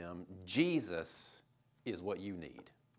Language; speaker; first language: English; native; English